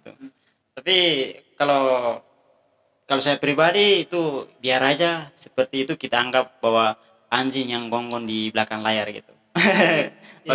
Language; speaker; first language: Indonesian; non-native, fluent; Tetum